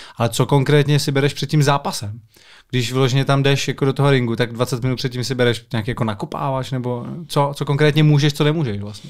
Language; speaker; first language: Czech; native; Czech